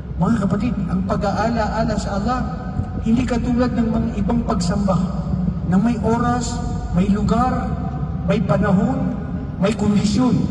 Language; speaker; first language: Filipino; non-native, local second language; Maranao